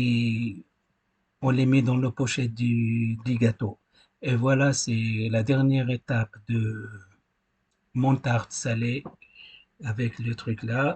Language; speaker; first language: French; non-native, learner; Arabic